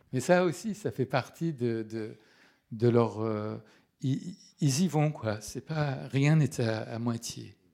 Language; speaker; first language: French; non-native, fluent; Persian